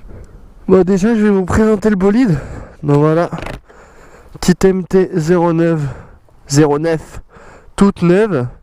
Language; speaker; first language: French; native; French